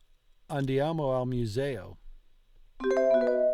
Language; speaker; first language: Italian; non-native, learner; English